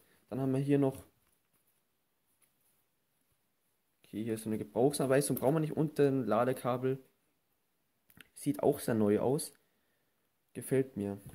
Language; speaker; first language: German; native; German